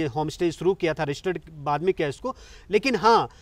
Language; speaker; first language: Hindi; native; Hindi